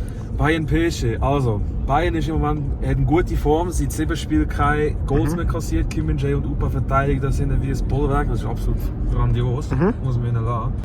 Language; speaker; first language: German; native; German